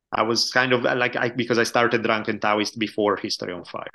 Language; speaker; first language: English; non-native, fluent; Italian